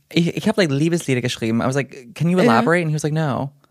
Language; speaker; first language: English; native; English